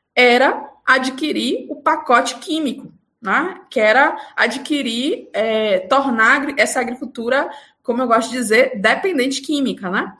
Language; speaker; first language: Portuguese; native; Portuguese